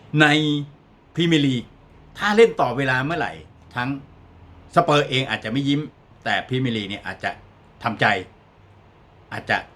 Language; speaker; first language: Thai; native; Thai